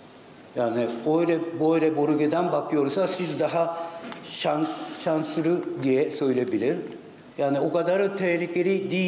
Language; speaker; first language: Turkish; non-native, learner; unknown